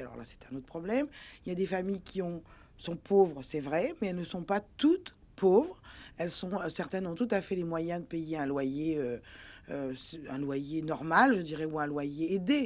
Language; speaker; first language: French; native; French